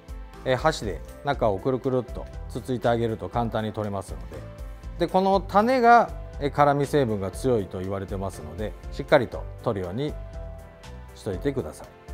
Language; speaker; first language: Japanese; native; Japanese